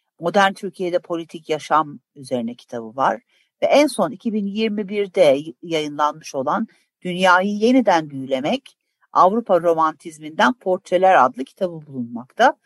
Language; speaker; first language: Turkish; native; Turkish